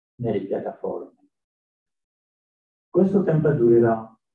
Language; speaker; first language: Italian; non-native, learner; French